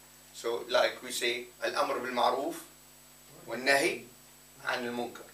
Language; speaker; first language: Arabic; non-native, fluent; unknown